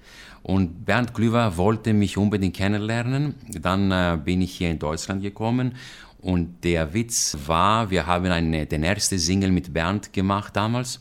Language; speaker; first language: German; non-native, fluent; Greek